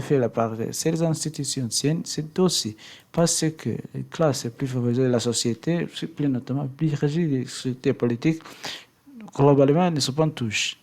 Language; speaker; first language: French; non-native, learner; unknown